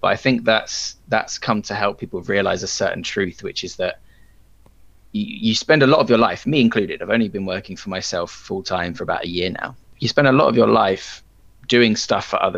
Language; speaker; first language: English; native; English